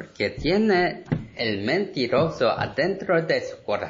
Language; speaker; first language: Spanish; non-native, learner; Korean